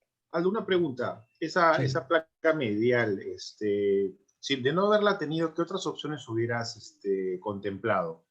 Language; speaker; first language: Spanish; native; Spanish